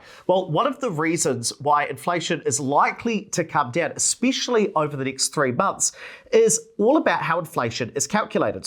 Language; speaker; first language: English; native; English